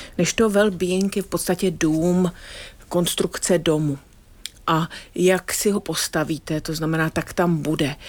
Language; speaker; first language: Czech; non-native, fluent; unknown